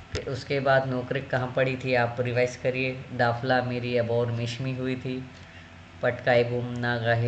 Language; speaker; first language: Hindi; native; Hindi